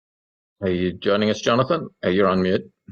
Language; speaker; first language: English; native; English